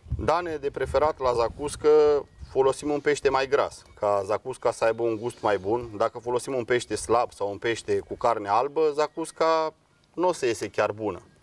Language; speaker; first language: Romanian; native; Romanian